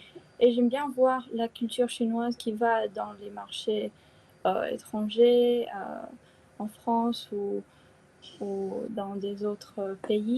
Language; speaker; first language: French; non-native, fluent; Chinese